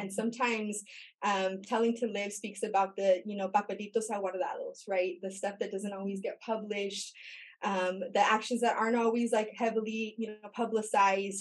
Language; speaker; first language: English; native; English